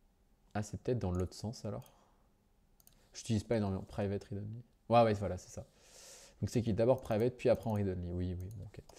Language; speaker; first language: French; native; French